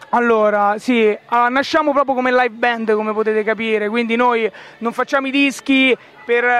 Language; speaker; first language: Italian; native; Italian